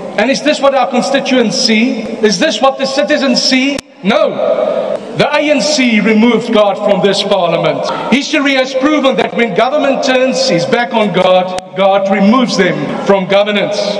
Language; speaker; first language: English; non-native, local second language; Afrikaans